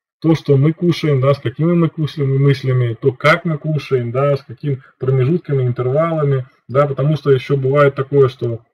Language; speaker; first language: Russian; native; Russian